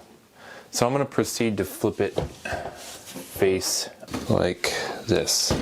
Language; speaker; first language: English; native; English